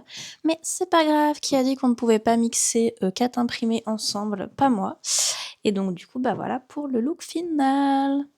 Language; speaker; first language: French; native; French